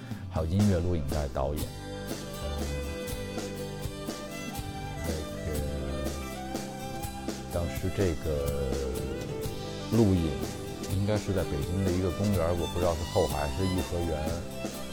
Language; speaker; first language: Chinese; native; Chinese